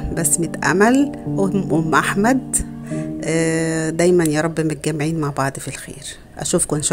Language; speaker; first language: Arabic; native; Arabic